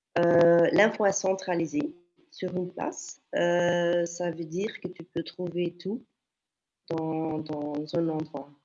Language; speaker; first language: French; non-native, local second language; Dutch